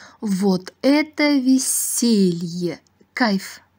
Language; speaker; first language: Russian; non-native, fluent; Uzbek